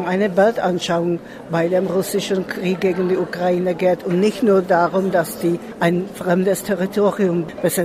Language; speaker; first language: German; non-native, fluent; Czech